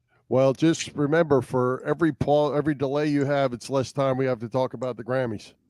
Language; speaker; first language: English; native; English